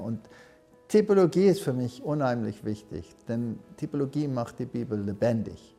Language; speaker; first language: German; early bilingual, heritage; German